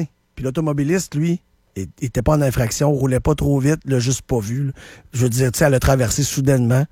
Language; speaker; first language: French; native; French